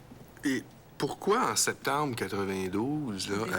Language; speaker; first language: French; native; French